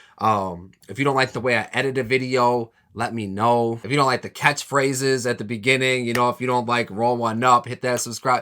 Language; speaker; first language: English; native; English